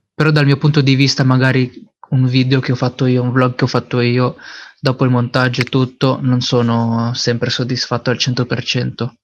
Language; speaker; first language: Italian; early bilingual, other home language; Filipino